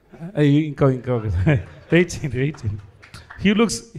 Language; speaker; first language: Telugu; non-native, learner; Tamil